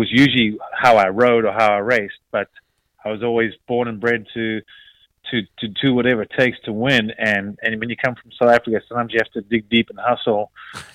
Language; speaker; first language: English; native; English